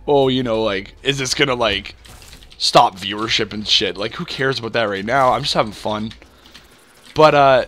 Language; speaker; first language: English; native; English